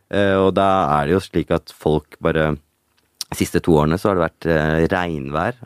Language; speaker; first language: Norwegian; early bilingual, other home language; Punjabi